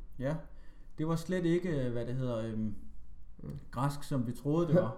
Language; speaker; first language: Danish; native; Danish